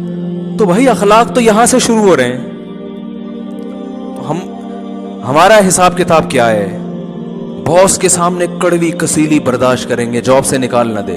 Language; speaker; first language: Urdu; native; Urdu